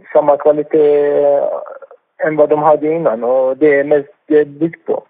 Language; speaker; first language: Swedish; non-native, fluent; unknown